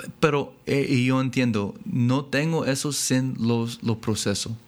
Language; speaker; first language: Spanish; non-native, learner; English